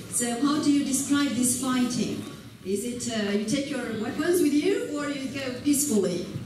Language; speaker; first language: English; non-native, fluent; Romanian